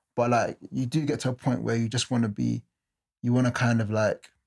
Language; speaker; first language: English; native; English